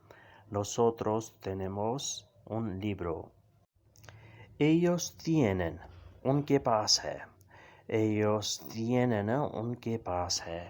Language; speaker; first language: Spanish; non-native, learner; Urdu